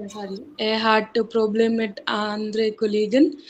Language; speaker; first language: German; non-native, learner; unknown